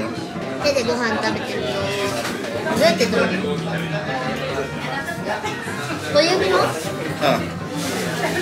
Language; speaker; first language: Japanese; native; Japanese